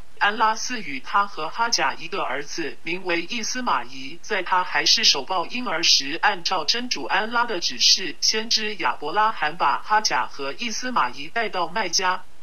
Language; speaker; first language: Chinese; non-native, local second language; Cantonese